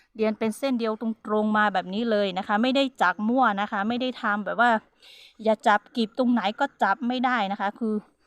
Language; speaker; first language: Thai; non-native, local second language; Hmong